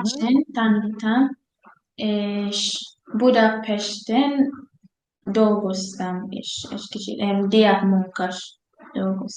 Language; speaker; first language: Hungarian; non-native, learner; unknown